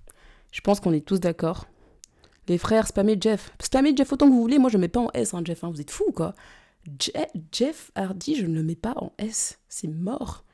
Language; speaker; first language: French; native; French